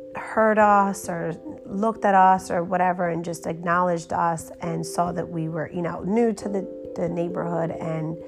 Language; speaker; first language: English; early bilingual, other home language; Romanian